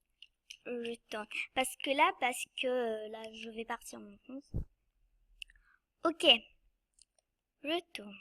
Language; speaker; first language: French; non-native, local second language; Arabic